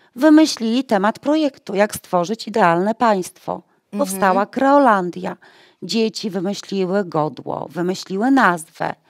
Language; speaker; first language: Polish; native; Polish